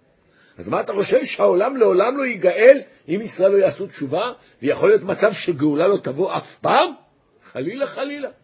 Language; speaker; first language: Hebrew; native; Hebrew